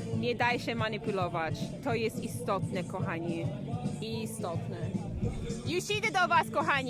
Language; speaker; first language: Polish; non-native, learner; English